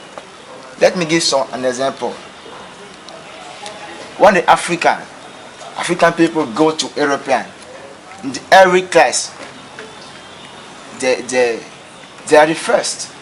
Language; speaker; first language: English; non-native, fluent; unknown